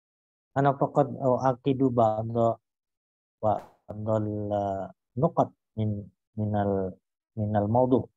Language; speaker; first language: Arabic; non-native, learner; Indonesian